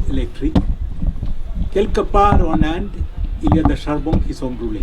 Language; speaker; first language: French; non-native, fluent; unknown